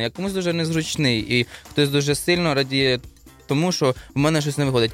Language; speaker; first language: Ukrainian; non-native, local second language; Russian